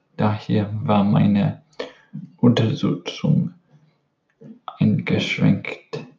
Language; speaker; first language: German; non-native, learner; English